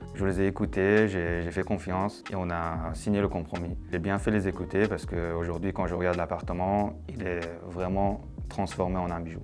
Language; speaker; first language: French; non-native, fluent; Persian